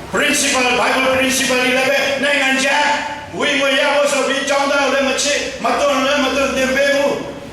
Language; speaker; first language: Burmese; non-native, local second language; Tedim Chin